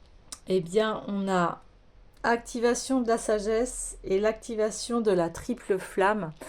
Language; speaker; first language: French; native; French